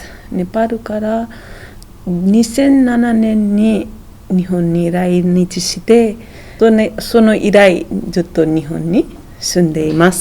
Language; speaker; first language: Japanese; non-native, fluent; Nepali